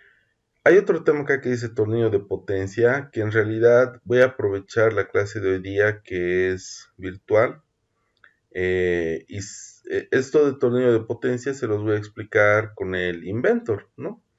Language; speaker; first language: Spanish; native; Spanish